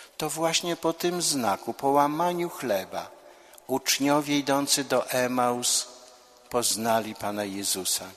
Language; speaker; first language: Polish; native; Polish